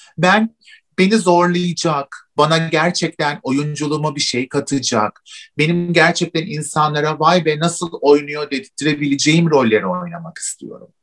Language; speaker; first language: Turkish; native; Turkish